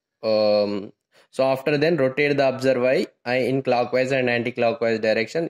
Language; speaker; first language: English; non-native, local second language; Telugu